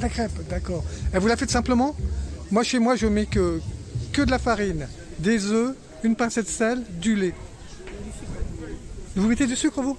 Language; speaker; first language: French; native; French